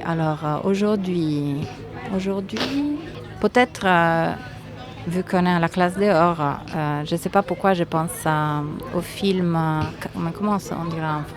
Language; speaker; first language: French; non-native, fluent; Italian